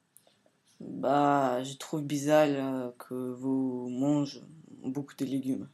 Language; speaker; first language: French; non-native, learner; Ukrainian